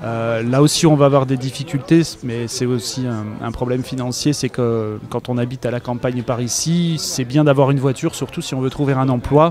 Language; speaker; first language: French; native; French